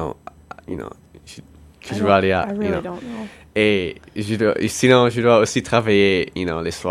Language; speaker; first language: French; non-native, local second language; English